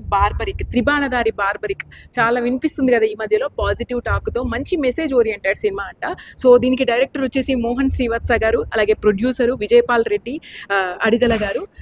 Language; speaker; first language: Telugu; native; Telugu